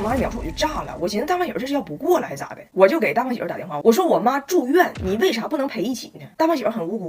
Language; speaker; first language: Chinese; native; Chinese